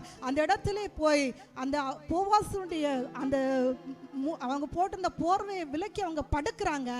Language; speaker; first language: Tamil; native; Tamil